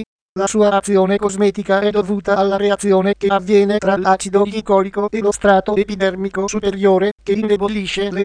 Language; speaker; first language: Italian; native; Italian